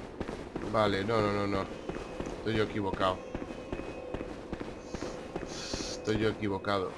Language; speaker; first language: Spanish; native; Spanish